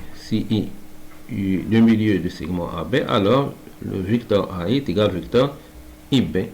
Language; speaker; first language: French; non-native, local second language; Arabic